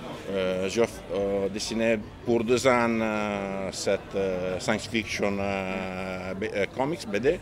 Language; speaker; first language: French; non-native, fluent; Italian